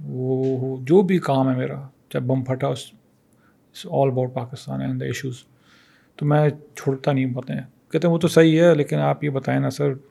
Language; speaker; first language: Urdu; native; Urdu